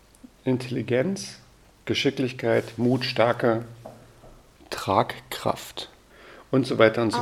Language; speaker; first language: German; native; German